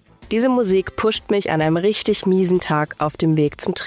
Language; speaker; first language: German; native; German